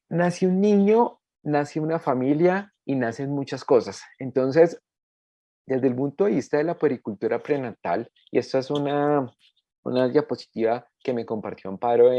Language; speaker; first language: Spanish; native; Spanish